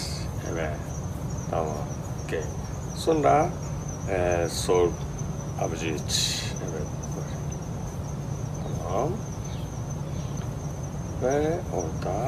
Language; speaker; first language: Turkish; non-native, learner; Japanese